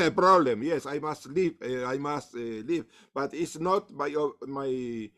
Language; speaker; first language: English; non-native, learner; Spanish